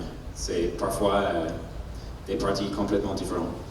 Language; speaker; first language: French; non-native, learner; English